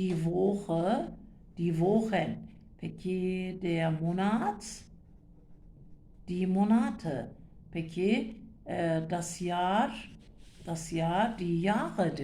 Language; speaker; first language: German; non-native, fluent; Turkish